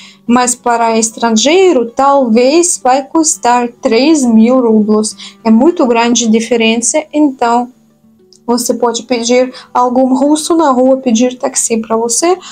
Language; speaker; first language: Portuguese; non-native, fluent; Russian